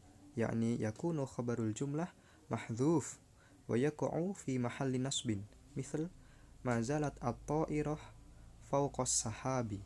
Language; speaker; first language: Arabic; non-native, learner; Indonesian